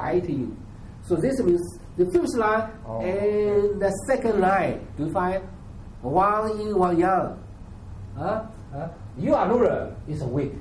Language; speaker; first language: English; non-native, learner; Chinese